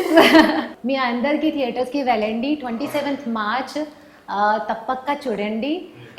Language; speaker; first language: Telugu; non-native, learner; Hindi